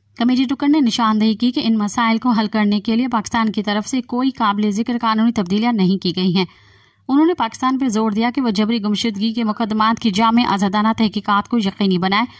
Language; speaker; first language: Urdu; non-native, local second language; Sindhi